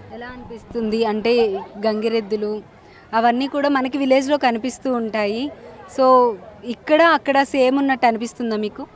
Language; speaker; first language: Telugu; native; Telugu